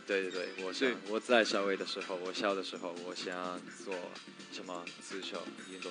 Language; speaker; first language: Chinese; non-native, learner; English